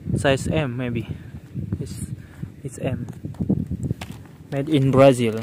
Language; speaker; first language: English; non-native, learner; Malay